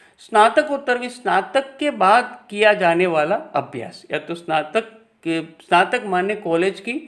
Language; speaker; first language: Hindi; non-native, local second language; Gujarati